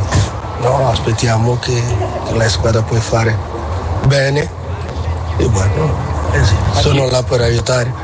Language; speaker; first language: Italian; non-native, learner; Portuguese